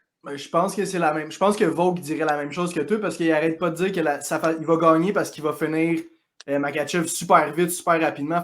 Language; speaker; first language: French; native; French